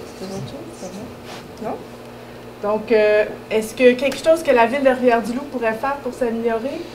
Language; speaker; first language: French; native; French